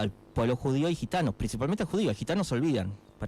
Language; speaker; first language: Spanish; native; Spanish